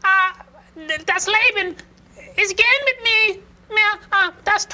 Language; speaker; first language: German; non-native, learner; English